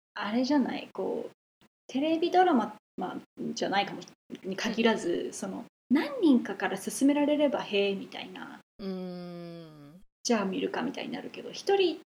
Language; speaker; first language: Japanese; native; Japanese